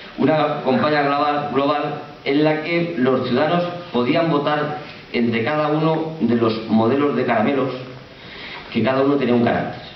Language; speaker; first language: Spanish; native; Spanish